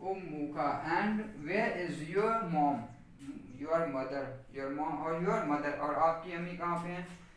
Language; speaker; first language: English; non-native, local second language; Urdu